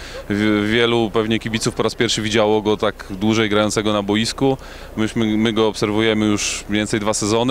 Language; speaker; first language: Polish; native; Polish